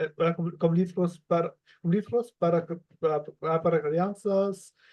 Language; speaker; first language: Portuguese; non-native, learner; German